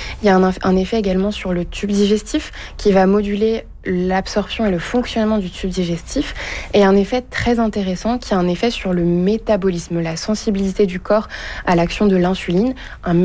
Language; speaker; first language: French; native; French